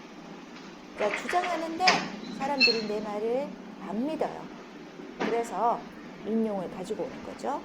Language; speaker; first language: Korean; native; Korean